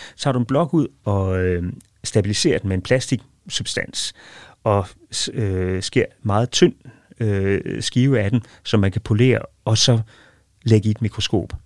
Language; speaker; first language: Danish; native; Danish